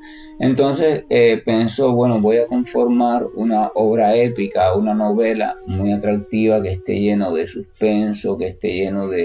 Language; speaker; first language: Spanish; native; Spanish